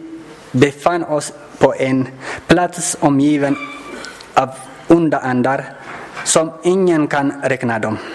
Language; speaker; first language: Swedish; non-native, learner; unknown